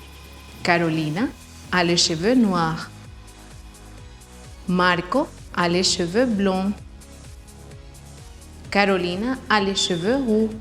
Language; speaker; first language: French; non-native, fluent; Spanish